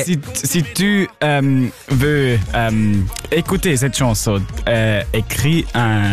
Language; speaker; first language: French; non-native, learner; German